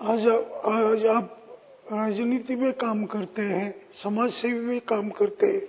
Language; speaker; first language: Hindi; non-native, local second language; Marathi